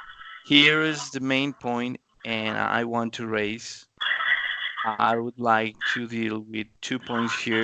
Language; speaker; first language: English; non-native, learner; Spanish